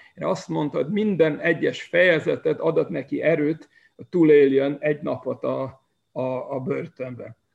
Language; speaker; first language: Hungarian; early bilingual, heritage; Hungarian